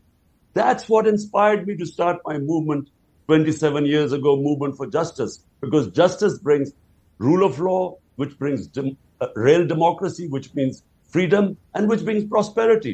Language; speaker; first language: English; non-native, local second language; Urdu